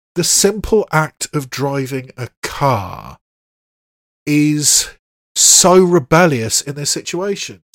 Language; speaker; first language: English; native; English